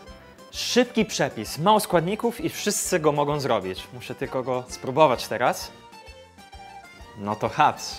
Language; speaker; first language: Polish; non-native, fluent; Italian